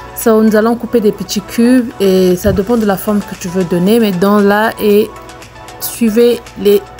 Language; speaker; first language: French; non-native, local second language; Lingala